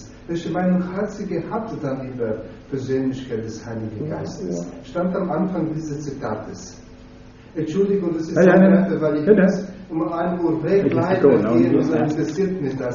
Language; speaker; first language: German; non-native, learner; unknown